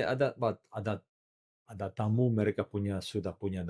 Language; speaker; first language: Indonesian; non-native, learner; Italian